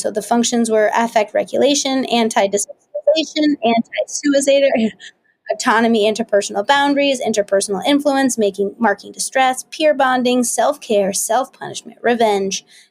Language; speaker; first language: English; native; English